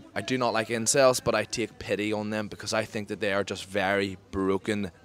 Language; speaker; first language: English; native; English